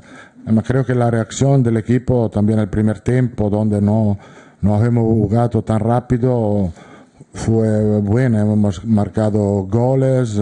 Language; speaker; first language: Spanish; non-native, fluent; Italian